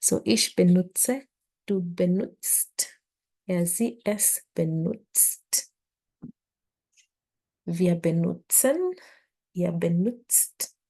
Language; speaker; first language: German; non-native, learner; English